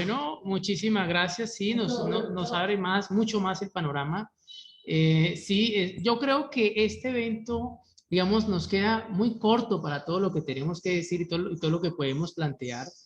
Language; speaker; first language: Spanish; native; Spanish